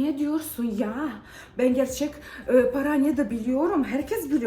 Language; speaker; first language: Turkish; non-native, learner; Russian